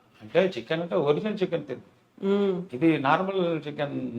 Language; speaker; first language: Telugu; non-native, learner; Tamil